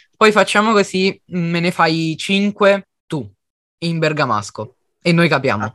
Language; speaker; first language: Italian; native; Italian